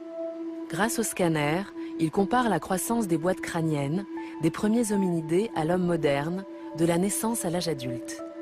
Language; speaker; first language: French; native; French